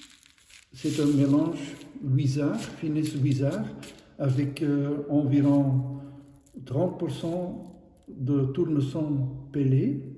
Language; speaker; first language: French; non-native, local second language; Dutch